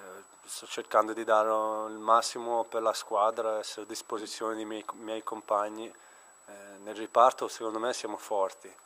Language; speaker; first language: Italian; early bilingual, heritage; Italian